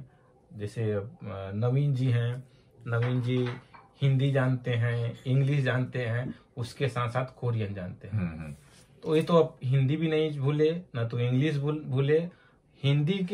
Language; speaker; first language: Hindi; native; Hindi